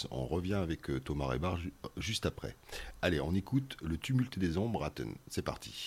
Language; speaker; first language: French; native; French